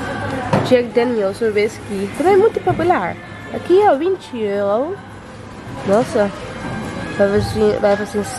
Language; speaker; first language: Portuguese; non-native, learner; Dutch